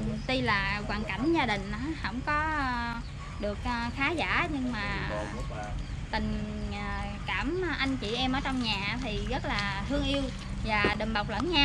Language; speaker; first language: Vietnamese; native; Vietnamese